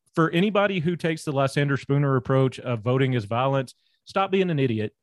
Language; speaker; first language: English; native; English